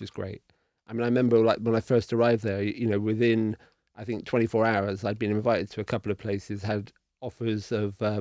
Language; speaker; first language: English; native; English